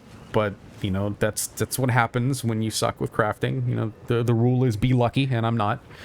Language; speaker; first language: English; native; English